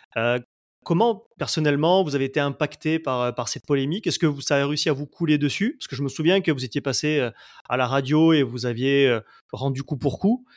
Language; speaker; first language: French; native; French